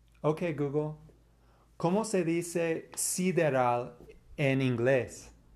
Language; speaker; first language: Spanish; non-native, fluent; English